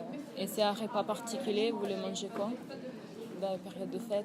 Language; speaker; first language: French; non-native, fluent; Italian